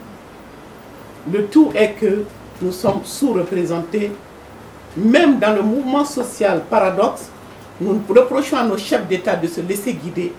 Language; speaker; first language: French; non-native, local second language; Bambara